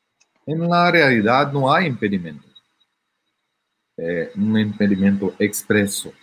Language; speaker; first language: Spanish; non-native, fluent; Portuguese